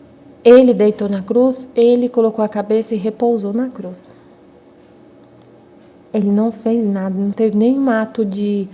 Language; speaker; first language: Portuguese; native; Portuguese